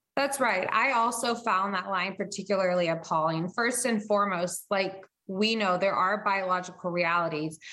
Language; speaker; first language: English; native; English